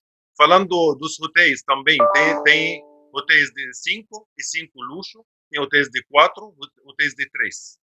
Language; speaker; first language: Portuguese; non-native, fluent; Arabic